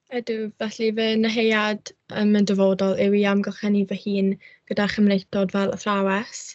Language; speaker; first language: Welsh; non-native, local second language; English